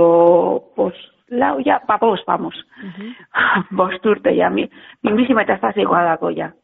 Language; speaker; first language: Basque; non-native, local second language; Spanish